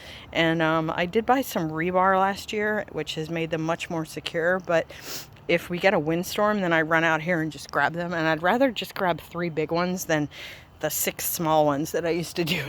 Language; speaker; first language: English; native; English